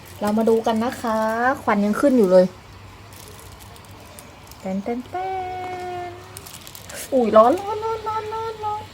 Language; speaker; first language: Thai; native; Thai